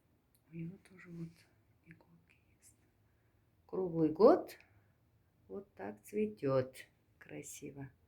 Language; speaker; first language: Russian; non-native, learner; Turkmen